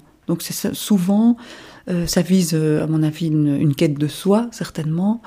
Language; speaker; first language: French; native; French